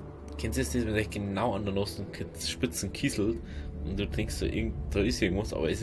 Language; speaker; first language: German; native; German